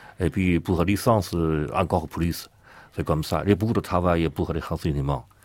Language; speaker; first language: French; non-native, learner; Chinese